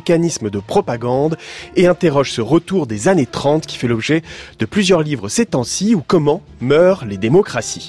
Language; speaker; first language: French; native; French